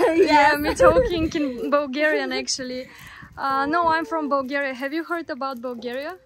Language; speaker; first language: English; non-native, fluent; Bulgarian